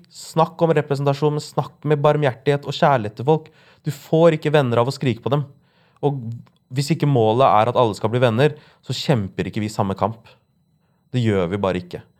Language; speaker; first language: Norwegian; native; Norwegian